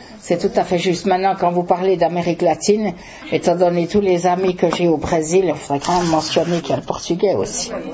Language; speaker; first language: French; native; French